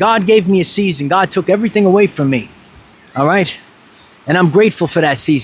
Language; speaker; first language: English; native; English